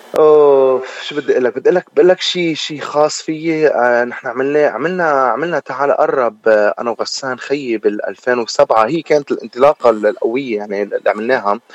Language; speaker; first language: Arabic; native; Arabic